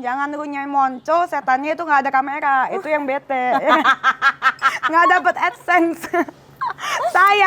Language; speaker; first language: Indonesian; native; Indonesian